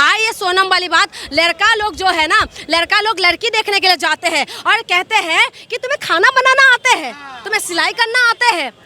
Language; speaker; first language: Hindi; non-native, local second language; Assamese